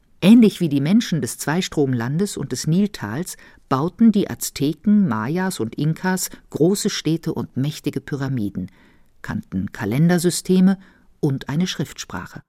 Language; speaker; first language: German; native; German